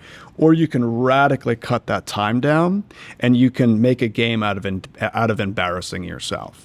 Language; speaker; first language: English; native; English